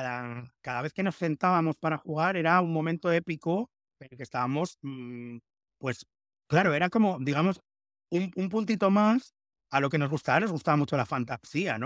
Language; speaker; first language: Spanish; native; Spanish